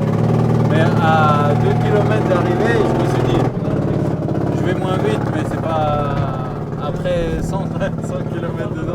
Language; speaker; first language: French; native; French